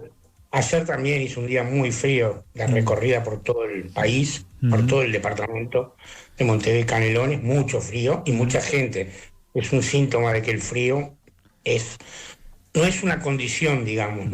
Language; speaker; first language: Spanish; native; Spanish